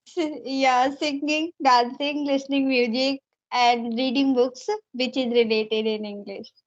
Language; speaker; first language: English; non-native, learner; Hindi